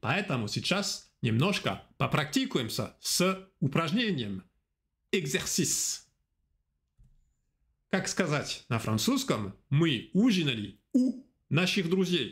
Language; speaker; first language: Russian; non-native, fluent; French